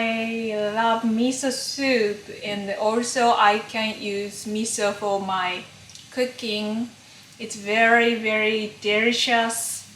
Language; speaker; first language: English; non-native, learner; Japanese